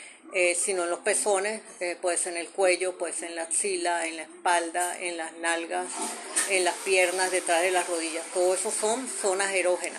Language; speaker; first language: Spanish; native; Spanish